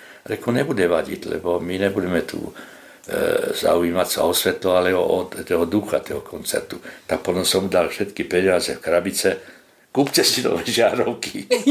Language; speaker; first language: Slovak; non-native, local second language; Hungarian